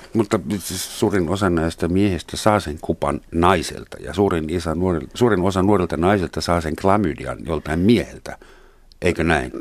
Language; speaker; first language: Finnish; non-native, fluent; Russian